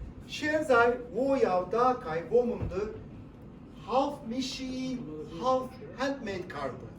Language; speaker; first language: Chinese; non-native, learner; Turkish